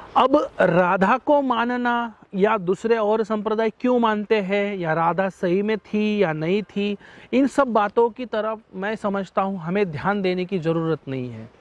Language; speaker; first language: Hindi; non-native, local second language; Marathi